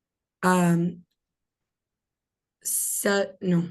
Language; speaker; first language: French; non-native, learner; Spanish